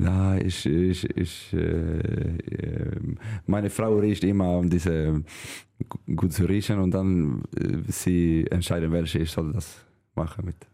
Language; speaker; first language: German; non-native, learner; Swedish